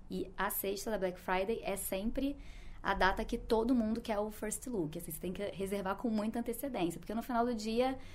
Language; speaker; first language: Portuguese; native; Portuguese